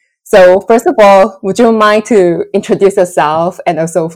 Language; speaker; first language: English; non-native, local second language; Chinese